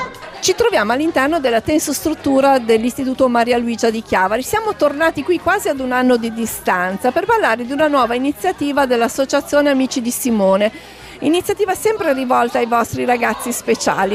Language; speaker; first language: Italian; native; Italian